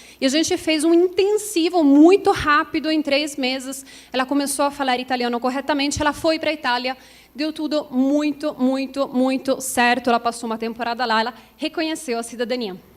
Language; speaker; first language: Portuguese; non-native, fluent; Italian